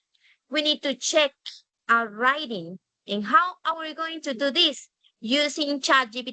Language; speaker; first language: English; non-native, fluent; Spanish